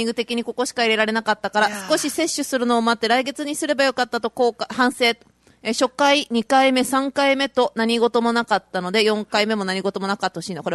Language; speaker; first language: Japanese; native; Japanese